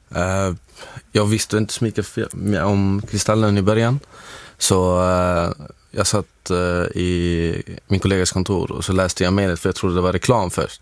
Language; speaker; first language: Swedish; non-native, fluent; Arabic